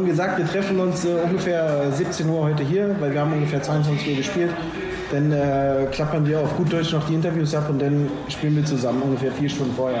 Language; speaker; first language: German; native; German